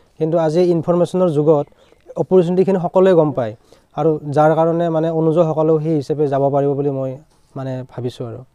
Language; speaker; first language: Assamese; native; Assamese